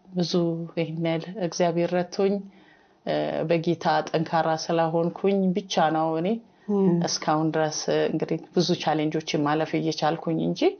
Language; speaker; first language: Amharic; non-native, local second language; Hadiyya